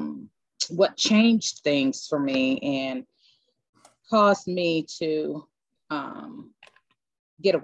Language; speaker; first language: English; native; English